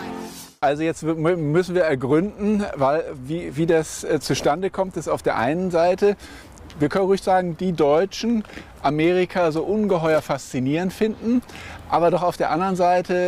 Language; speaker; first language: German; native; German